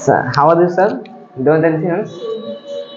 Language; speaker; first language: English; non-native, learner; Bangla